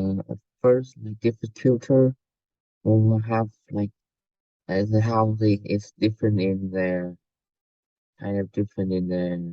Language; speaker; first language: English; non-native, learner; Vietnamese